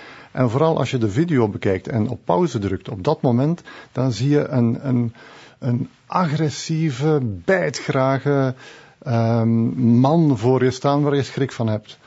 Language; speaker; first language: Dutch; native; Dutch